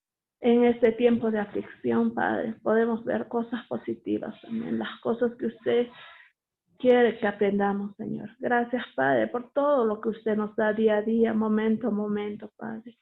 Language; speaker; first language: Spanish; native; Spanish